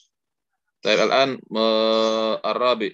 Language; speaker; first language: Arabic; non-native, fluent; Indonesian